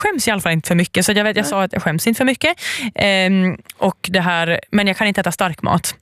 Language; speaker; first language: Swedish; native; Swedish